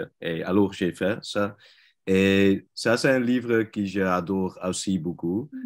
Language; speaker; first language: French; non-native, learner; Dutch